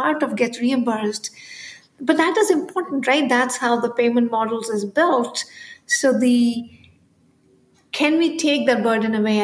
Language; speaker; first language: English; non-native, local second language; Hindi